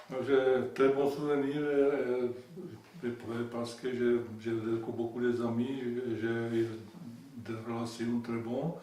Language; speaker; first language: French; non-native, fluent; Czech